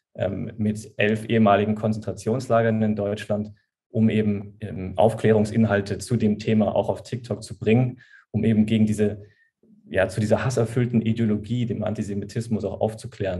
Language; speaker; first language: German; native; German